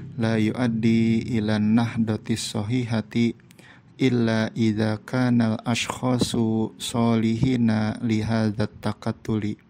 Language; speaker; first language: Arabic; non-native, fluent; Indonesian